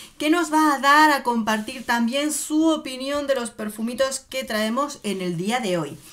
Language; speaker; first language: Spanish; native; Spanish